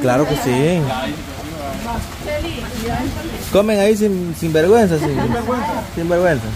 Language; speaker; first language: Spanish; native; Spanish